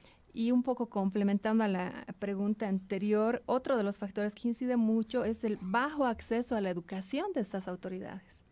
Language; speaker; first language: Spanish; native; Spanish